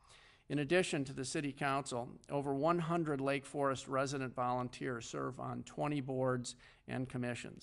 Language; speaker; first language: English; native; English